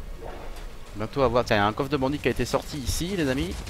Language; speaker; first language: French; native; French